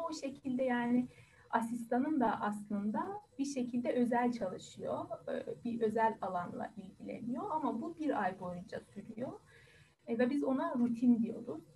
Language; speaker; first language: Turkish; non-native, fluent; Persian